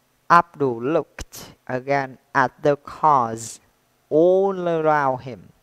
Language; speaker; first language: English; non-native, fluent; Vietnamese